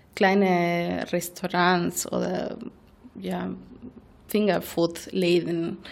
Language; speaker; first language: German; non-native, fluent; Spanish